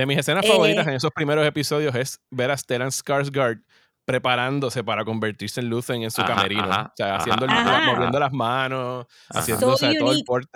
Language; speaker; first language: Spanish; native; Spanish